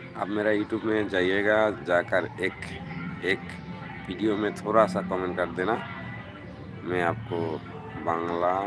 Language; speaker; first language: Hindi; non-native, fluent; Bangla